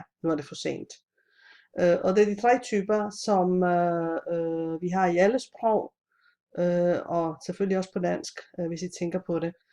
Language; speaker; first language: Danish; non-native, fluent; Italian